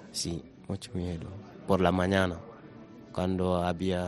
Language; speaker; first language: Spanish; non-native, learner; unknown